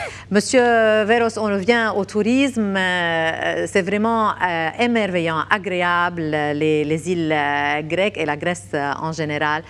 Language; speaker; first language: French; non-native, local second language; Arabic